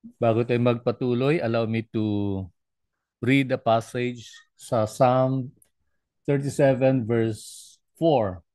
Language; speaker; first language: Filipino; non-native, local second language; Cebuano